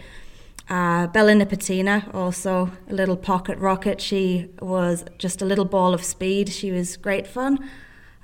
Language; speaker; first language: English; native; English